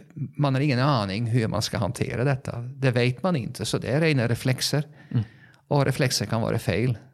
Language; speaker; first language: Swedish; non-native, fluent; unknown